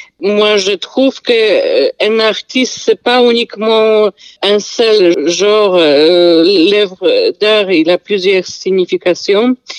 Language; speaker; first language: French; non-native, fluent; Polish